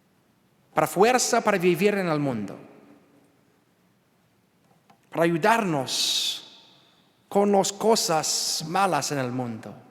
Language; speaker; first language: Spanish; non-native, learner; English